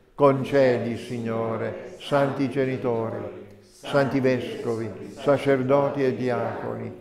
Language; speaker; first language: Italian; native; Italian